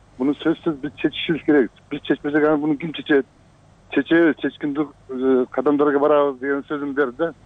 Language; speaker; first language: Kyrgyz; non-native, local second language; Uzbek